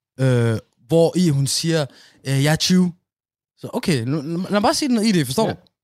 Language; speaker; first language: Danish; early bilingual, other home language; Somali